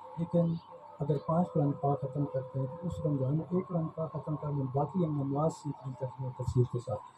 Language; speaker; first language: Urdu; non-native, local second language; Punjabi